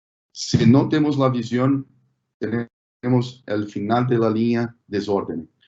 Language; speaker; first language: Spanish; non-native, fluent; Portuguese